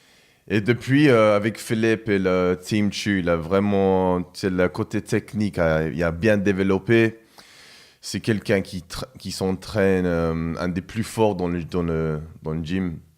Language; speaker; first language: French; non-native, fluent; English